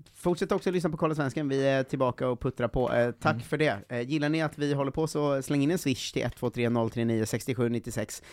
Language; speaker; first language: Swedish; native; Swedish